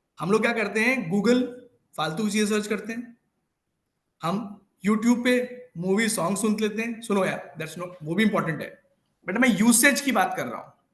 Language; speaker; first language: Hindi; native; Hindi